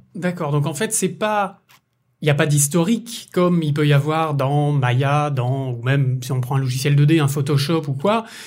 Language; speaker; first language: French; native; French